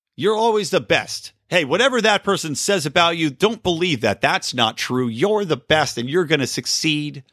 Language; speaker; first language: English; native; English